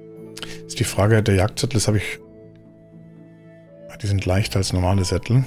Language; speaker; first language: German; native; German